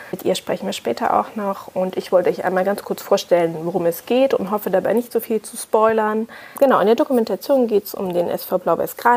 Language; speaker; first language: German; native; German